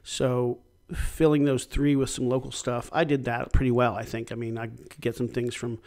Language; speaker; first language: English; native; English